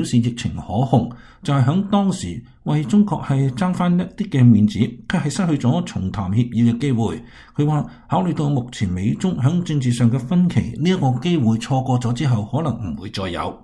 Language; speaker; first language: Chinese; non-native, local second language; Cantonese